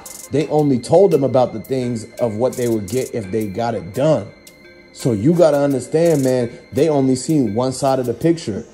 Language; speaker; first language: English; native; English